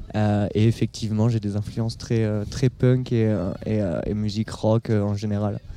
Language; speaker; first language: French; native; French